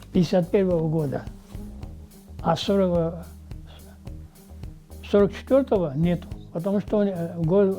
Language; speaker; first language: Russian; non-native, local second language; Armenian